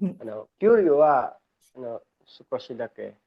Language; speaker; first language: Japanese; non-native, learner; Filipino